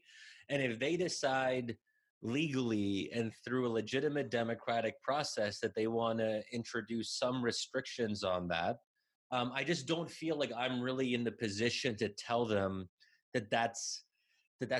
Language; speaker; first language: English; native; English